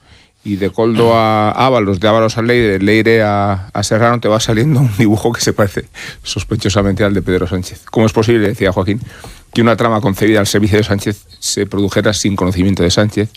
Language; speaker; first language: Spanish; native; Spanish